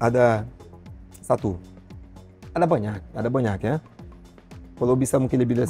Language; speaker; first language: Indonesian; non-native, learner; Portuguese